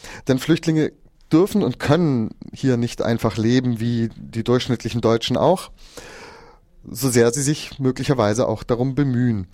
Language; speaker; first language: German; native; German